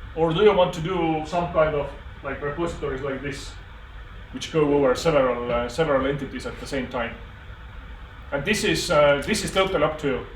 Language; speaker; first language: English; non-native, fluent; Estonian